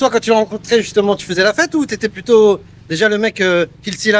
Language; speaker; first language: French; native; French